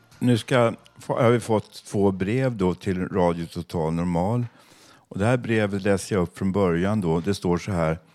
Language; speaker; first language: Swedish; native; Swedish